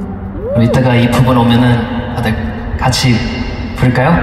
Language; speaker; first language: Korean; non-native, fluent; English